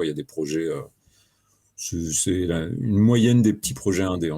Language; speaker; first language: French; native; French